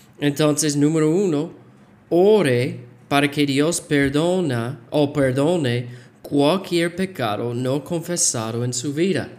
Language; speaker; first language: Spanish; non-native, fluent; English